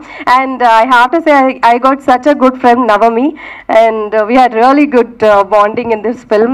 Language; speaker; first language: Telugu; non-native, local second language; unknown